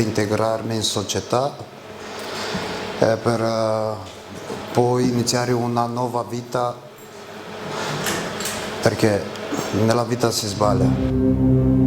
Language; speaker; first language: Italian; non-native, fluent; Romanian